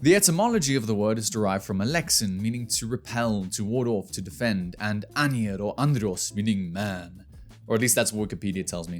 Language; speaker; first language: English; native; English